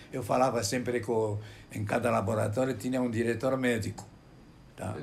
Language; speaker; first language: Portuguese; non-native, fluent; Romanian